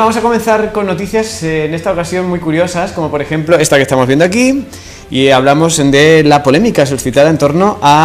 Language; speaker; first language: Spanish; native; Spanish